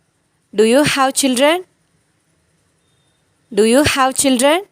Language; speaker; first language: English; non-native, local second language; Tamil